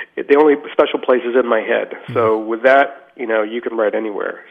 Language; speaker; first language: English; native; English